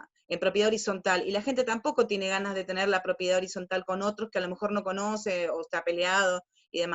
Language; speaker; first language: Spanish; native; Spanish